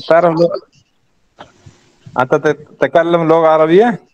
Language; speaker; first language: Arabic; non-native, learner; Urdu